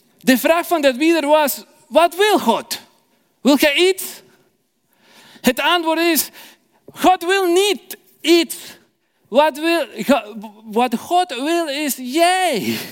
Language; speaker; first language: Dutch; non-native, fluent; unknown